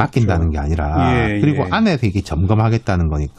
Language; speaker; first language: Korean; native; Korean